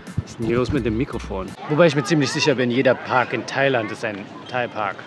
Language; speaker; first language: German; native; German